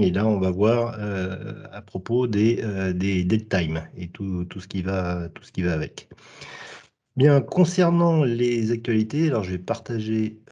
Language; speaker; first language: French; native; French